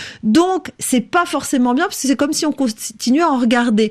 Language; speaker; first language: French; native; French